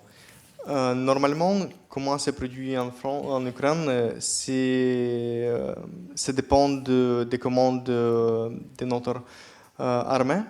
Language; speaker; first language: French; non-native, fluent; Ukrainian